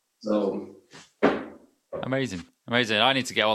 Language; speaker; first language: English; native; English